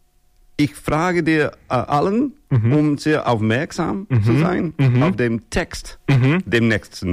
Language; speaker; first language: German; non-native, learner; Dutch